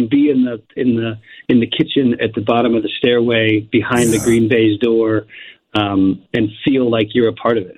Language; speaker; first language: English; native; English